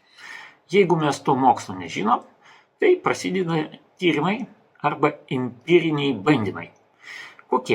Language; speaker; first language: Lithuanian; non-native, local second language; Russian